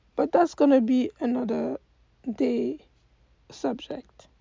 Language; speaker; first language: English; non-native, fluent; French